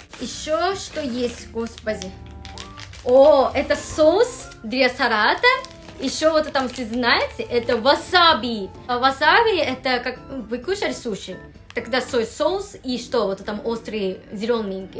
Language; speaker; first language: Russian; non-native, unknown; Japanese